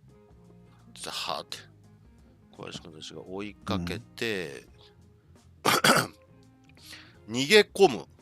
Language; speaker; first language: Japanese; non-native, learner; English